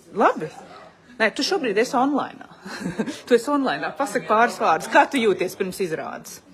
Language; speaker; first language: Latvian; early bilingual, heritage; Latvian